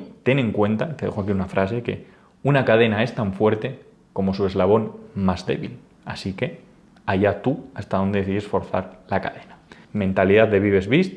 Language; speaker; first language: Spanish; native; Spanish